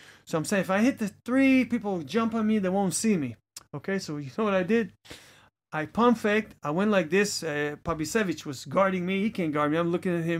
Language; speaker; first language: English; native; English